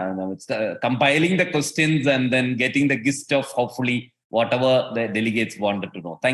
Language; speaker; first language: English; non-native, local second language; Malayalam